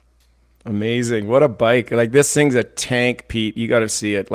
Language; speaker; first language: English; native; English